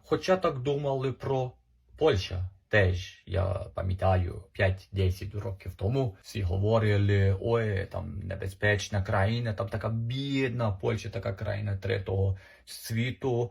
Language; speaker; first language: Ukrainian; non-native, fluent; English